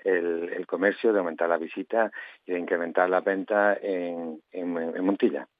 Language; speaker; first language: Spanish; native; Spanish